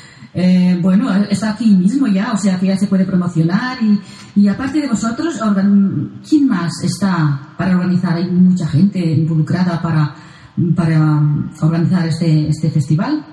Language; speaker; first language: Spanish; non-native, local second language; Catalan